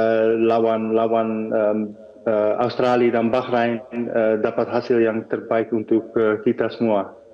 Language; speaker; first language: Indonesian; early bilingual, heritage; Dutch